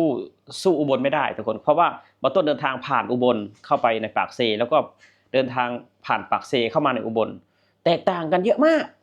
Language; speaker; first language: Thai; non-native, local second language; Northeastern Thai